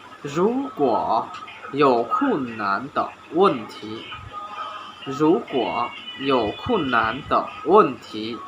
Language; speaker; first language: Chinese; non-native, learner; Hmong